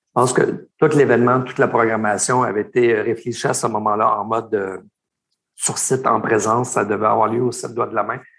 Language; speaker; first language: French; native; French